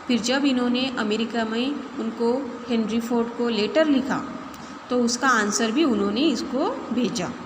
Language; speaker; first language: Hindi; non-native, local second language; Marathi